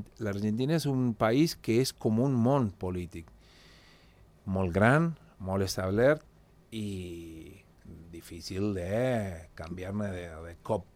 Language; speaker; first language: Catalan; non-native, fluent; Spanish